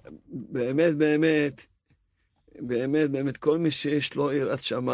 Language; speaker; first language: Hebrew; non-native, fluent; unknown